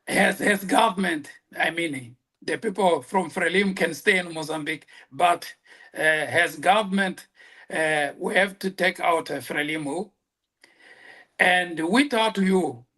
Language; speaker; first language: English; non-native, local second language; Portuguese